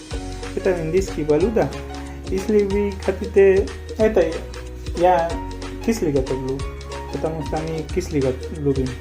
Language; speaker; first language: Russian; non-native, learner; Hindi